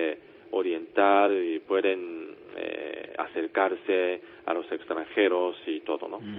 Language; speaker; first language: Spanish; non-native, fluent; Japanese